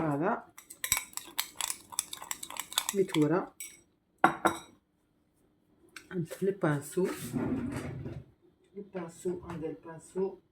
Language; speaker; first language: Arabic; non-native, local second language; Kabyle